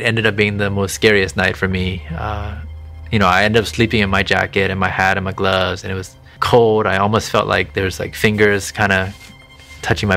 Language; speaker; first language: English; native; English